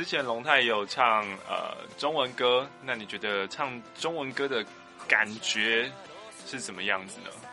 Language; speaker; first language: Chinese; native; Chinese